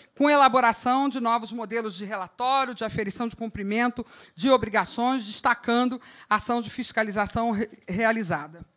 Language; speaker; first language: Portuguese; native; Portuguese